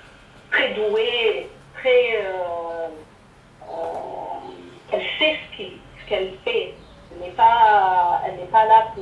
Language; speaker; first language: French; non-native, fluent; Arabic